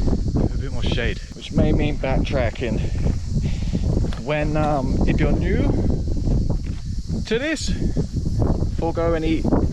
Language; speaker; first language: English; native; English